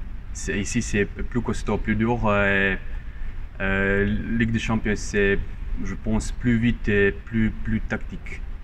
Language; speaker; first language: French; non-native, fluent; Croatian